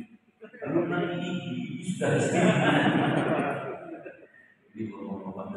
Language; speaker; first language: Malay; non-native, local second language; Javanese